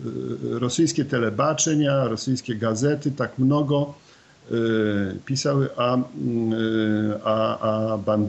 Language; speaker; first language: Polish; non-native, learner; Ukrainian